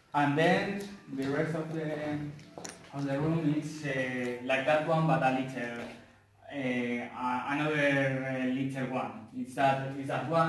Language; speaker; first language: English; non-native, learner; Spanish